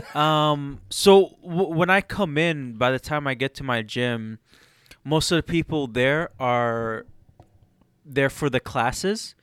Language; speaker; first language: English; early bilingual, other home language; Arabic